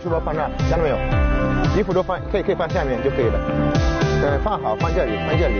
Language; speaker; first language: Chinese; non-native, fluent; English